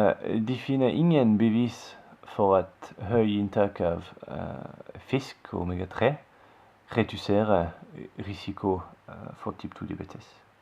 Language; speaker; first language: Norwegian; non-native, fluent; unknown